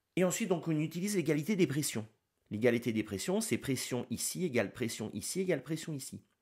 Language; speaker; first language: French; native; French